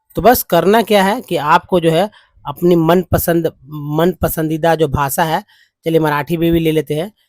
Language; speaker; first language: Hindi; native; Hindi